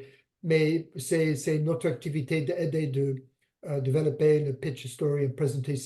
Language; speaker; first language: French; non-native, fluent; English